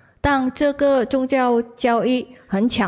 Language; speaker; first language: Chinese; non-native, learner; Indonesian